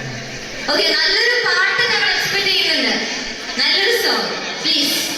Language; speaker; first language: Malayalam; native; Malayalam